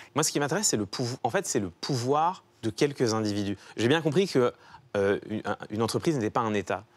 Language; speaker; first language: French; native; French